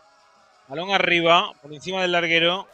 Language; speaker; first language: Spanish; native; Spanish